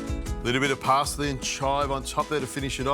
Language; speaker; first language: English; native; English